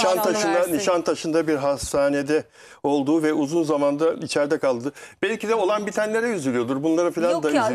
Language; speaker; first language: Turkish; native; Turkish